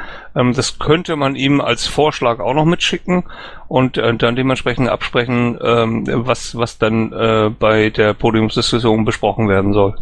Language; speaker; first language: German; native; German